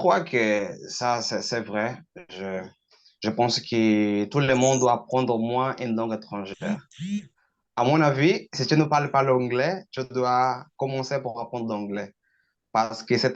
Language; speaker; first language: French; non-native, learner; Portuguese